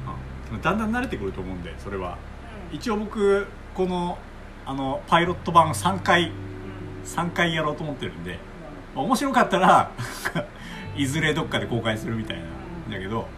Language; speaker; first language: Japanese; non-native, fluent; Korean